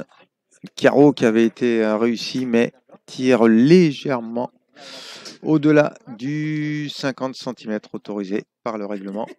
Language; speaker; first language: French; native; French